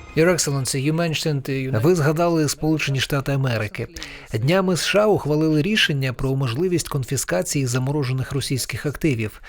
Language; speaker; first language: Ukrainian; native; Ukrainian